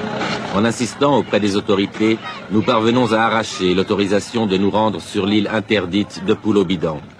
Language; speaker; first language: French; native; French